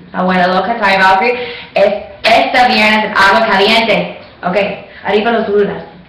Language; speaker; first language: Spanish; non-native, learner; English